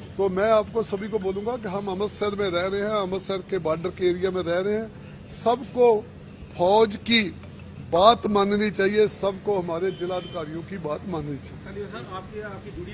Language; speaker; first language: Hindi; non-native, local second language; Punjabi